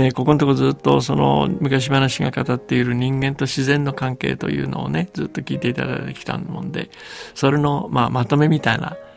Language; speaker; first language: Japanese; early bilingual, heritage; Japanese